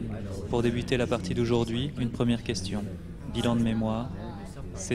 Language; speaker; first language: French; native; French